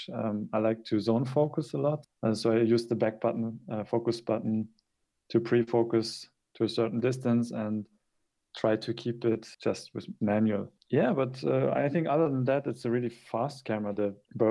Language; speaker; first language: English; non-native, fluent; German